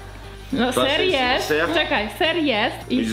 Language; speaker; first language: Polish; native; Polish